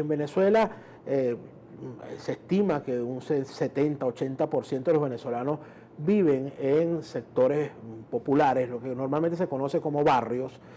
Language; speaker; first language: Spanish; native; Spanish